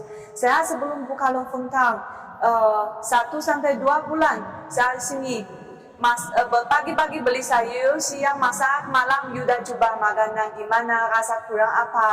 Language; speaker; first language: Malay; non-native, learner; Chinese